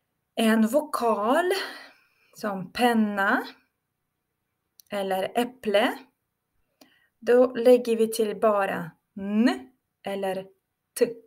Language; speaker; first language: Swedish; non-native, fluent; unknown